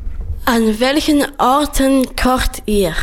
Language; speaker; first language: German; non-native, learner; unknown